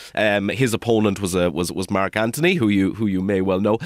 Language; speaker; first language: English; native; English